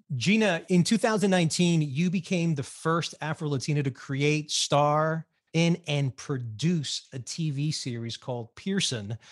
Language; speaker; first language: English; early bilingual, other home language; Spanish